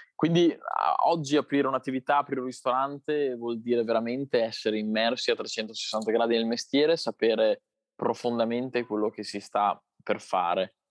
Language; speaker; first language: Italian; native; Italian